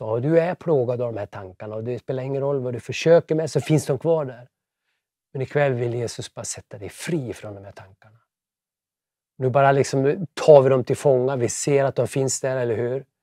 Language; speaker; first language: Swedish; native; Swedish